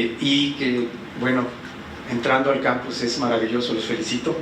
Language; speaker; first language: Spanish; native; Spanish